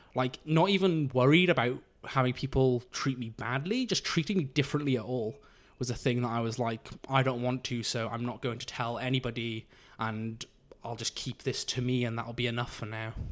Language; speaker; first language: English; native; English